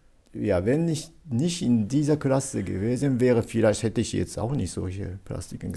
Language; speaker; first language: German; non-native, fluent; Japanese